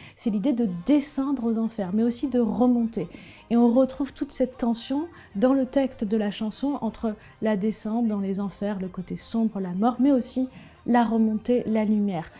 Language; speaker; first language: French; native; French